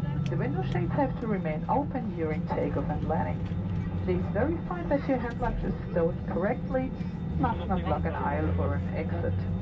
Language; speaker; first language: English; non-native, fluent; German